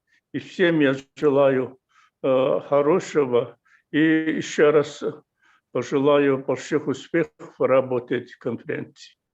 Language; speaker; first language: Russian; non-native, fluent; Mongolian